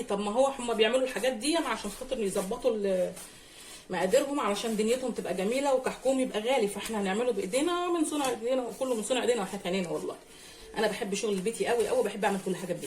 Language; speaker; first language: Arabic; native; Arabic